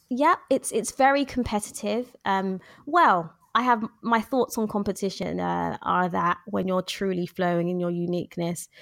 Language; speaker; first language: English; native; English